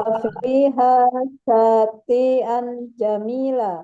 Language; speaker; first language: Arabic; non-native, learner; Indonesian